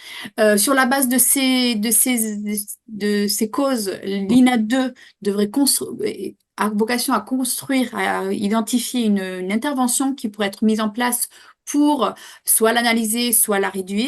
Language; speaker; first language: French; native; French